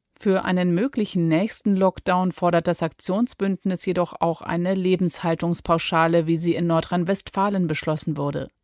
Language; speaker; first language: German; native; German